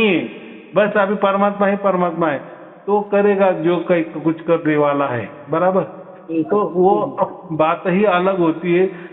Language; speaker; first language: Hindi; native; Hindi